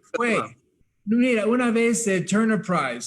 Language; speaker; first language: Spanish; early bilingual, heritage; English